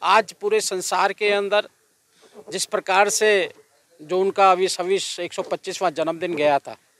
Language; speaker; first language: Hindi; native; Hindi